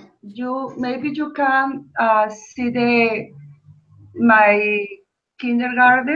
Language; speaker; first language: English; non-native, learner; Spanish